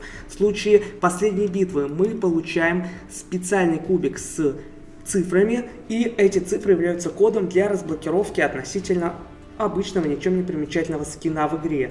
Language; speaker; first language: Russian; native; Russian